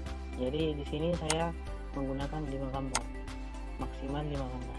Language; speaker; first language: Indonesian; native; Indonesian